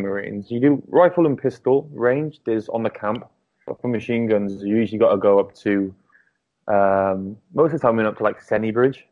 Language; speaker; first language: English; native; English